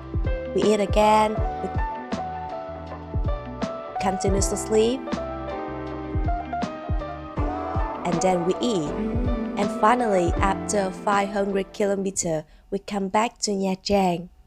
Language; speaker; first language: English; non-native, learner; Vietnamese